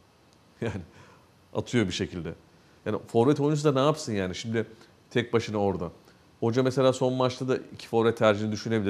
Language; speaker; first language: Turkish; native; Turkish